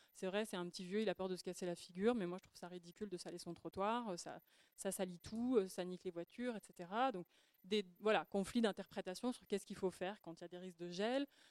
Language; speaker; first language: French; native; French